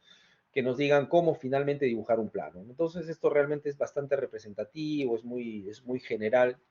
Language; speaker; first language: Spanish; native; Spanish